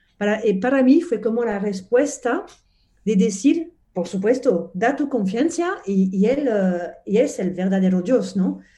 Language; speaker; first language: Spanish; non-native, fluent; French